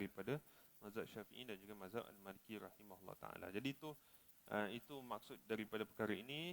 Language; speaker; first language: Malay; native; Malay